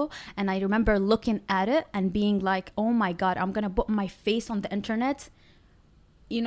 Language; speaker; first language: English; non-native, fluent; Arabic